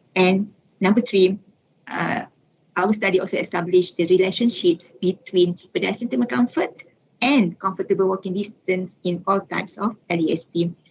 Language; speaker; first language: English; non-native, local second language; Malay